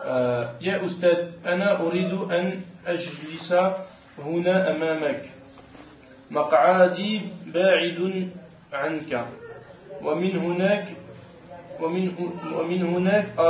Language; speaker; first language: Arabic; non-native, learner; French